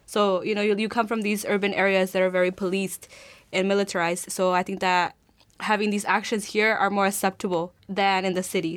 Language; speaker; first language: English; early bilingual, other home language; Spanish